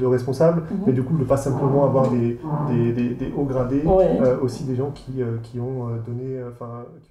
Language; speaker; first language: French; native; French